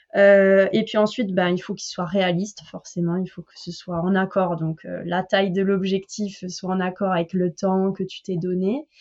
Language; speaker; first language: French; native; French